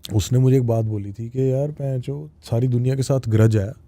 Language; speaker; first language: Hindi; non-native, local second language; Punjabi